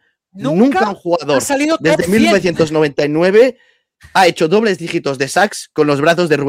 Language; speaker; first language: Spanish; native; Spanish